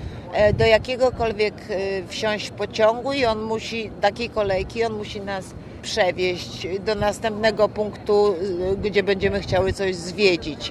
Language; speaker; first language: Polish; native; Polish